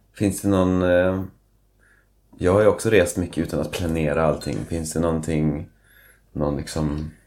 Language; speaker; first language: Swedish; native; Swedish